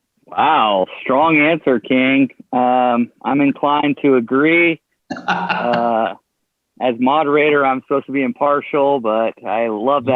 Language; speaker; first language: English; native; English